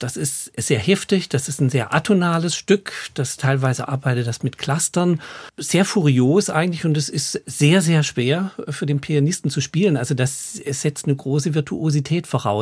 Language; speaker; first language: German; native; German